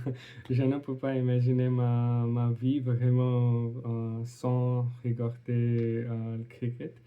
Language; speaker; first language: French; non-native, learner; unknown